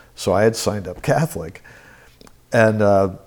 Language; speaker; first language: English; native; English